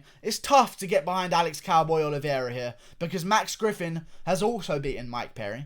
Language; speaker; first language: English; native; English